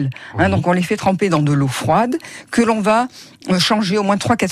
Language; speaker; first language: French; native; French